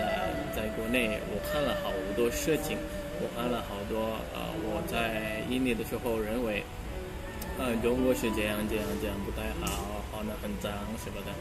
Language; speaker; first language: Chinese; non-native, fluent; Indonesian